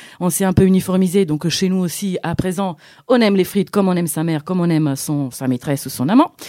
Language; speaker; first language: French; non-native, fluent; Italian